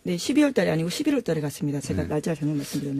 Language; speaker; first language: Korean; native; Korean